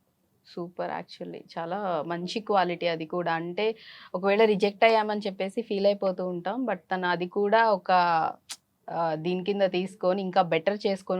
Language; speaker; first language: Telugu; native; Telugu